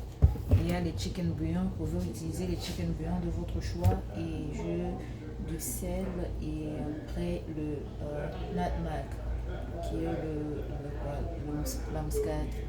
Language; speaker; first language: French; non-native, local second language; Lingala